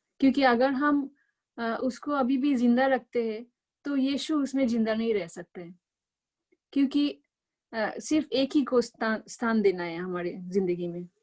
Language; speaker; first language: Hindi; native; Hindi